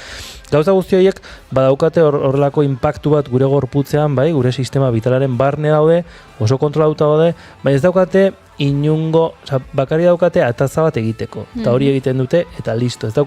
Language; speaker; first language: Basque; native; Basque